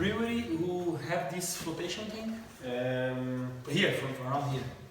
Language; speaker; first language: English; non-native, learner; Portuguese